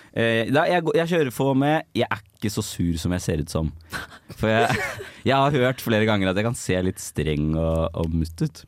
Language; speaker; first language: Norwegian; native; Norwegian